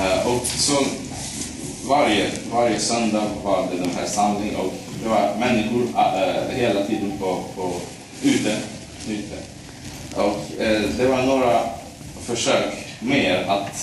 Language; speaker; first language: Swedish; non-native, fluent; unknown